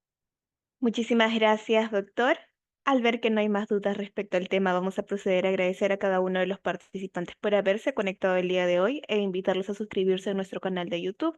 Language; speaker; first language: Spanish; native; Spanish